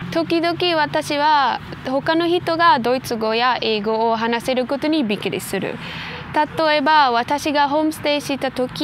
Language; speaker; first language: Japanese; non-native, learner; German